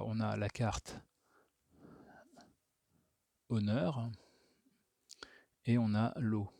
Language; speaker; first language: French; native; French